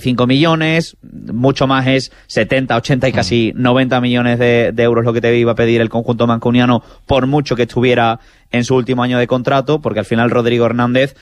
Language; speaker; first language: Spanish; native; Spanish